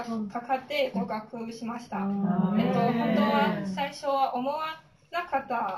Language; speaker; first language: Japanese; non-native, fluent; Chinese